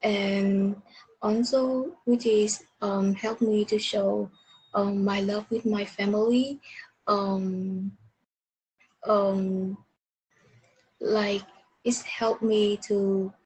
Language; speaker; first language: English; non-native, learner; Vietnamese